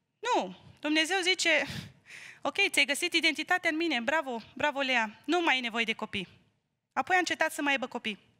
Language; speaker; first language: Romanian; native; Romanian